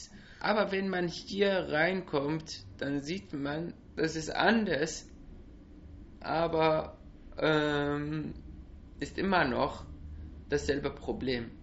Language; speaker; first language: German; non-native, learner; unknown